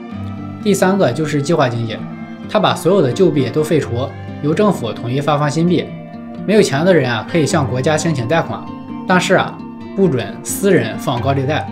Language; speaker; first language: Chinese; native; Chinese